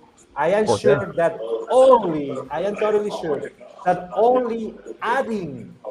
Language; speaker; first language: English; non-native, fluent; Spanish